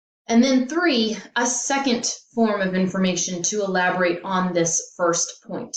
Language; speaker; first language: English; native; English